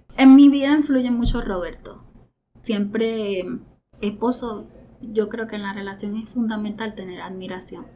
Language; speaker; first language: Spanish; native; Spanish